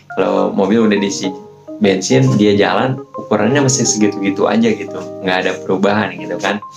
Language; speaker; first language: Indonesian; native; Indonesian